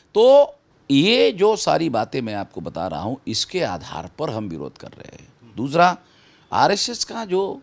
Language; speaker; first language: Hindi; native; Hindi